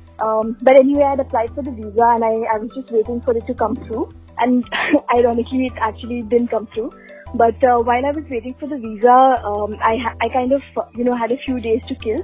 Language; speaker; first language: English; non-native, local second language; Hindi